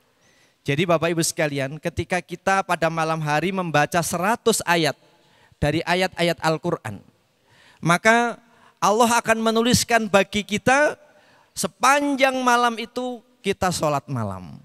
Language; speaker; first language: Indonesian; native; Indonesian